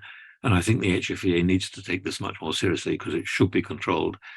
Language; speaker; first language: English; native; English